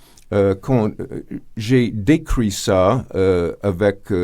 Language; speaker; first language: French; non-native, fluent; English